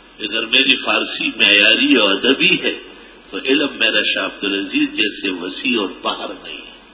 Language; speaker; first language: Urdu; non-native, local second language; Pashto